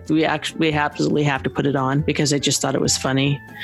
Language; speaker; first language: English; native; English